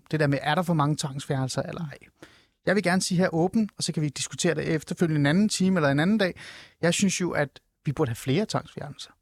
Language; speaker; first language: Danish; early bilingual, other home language; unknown